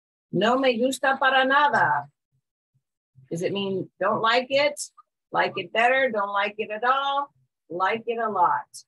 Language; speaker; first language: English; native; English